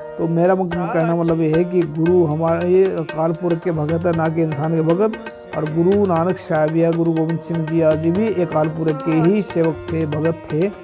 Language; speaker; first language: Hindi; non-native, local second language; Punjabi